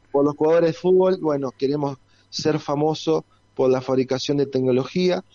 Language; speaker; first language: Spanish; native; Spanish